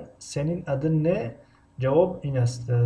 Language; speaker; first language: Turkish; non-native, fluent; Tajik